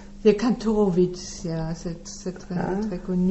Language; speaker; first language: French; non-native, fluent; German